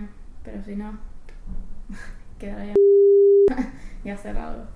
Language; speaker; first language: Spanish; non-native, fluent; English